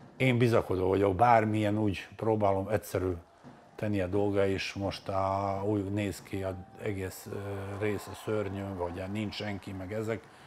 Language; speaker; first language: Hungarian; non-native, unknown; Serbian